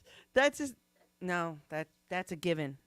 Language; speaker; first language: English; native; English